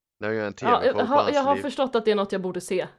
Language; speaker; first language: Swedish; native; Swedish